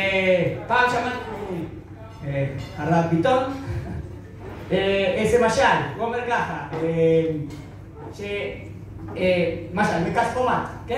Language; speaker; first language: Hebrew; non-native, fluent; Spanish